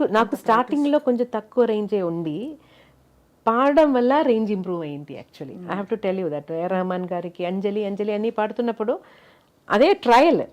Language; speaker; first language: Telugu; non-native, local second language; Malayalam